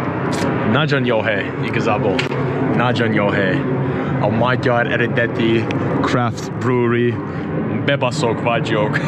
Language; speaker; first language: Hungarian; non-native, learner; English